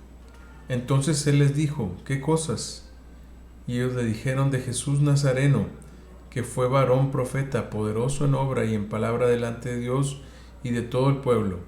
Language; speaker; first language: Spanish; native; Spanish